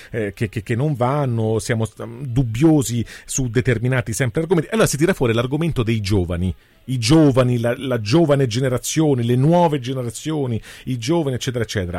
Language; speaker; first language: Italian; native; Italian